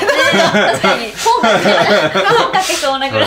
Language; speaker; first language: Japanese; native; Japanese